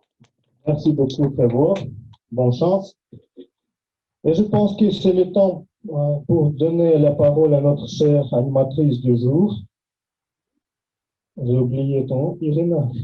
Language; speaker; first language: French; non-native, fluent; Russian